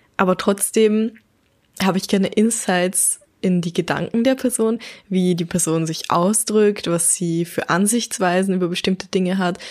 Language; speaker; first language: German; native; German